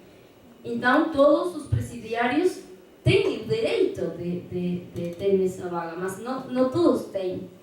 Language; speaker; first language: Portuguese; non-native, fluent; Spanish